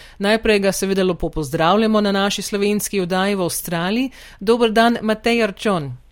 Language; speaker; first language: Slovenian; early bilingual, heritage; Slovenian